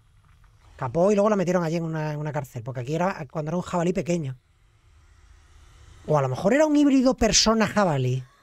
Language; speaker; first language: Spanish; native; Spanish